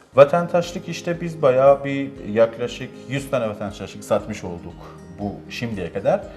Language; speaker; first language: Turkish; non-native, learner; Persian